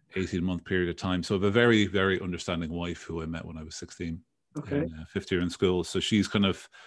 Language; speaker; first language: English; native; English